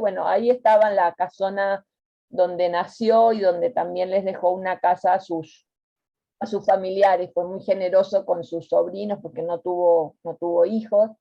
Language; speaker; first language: Spanish; native; Spanish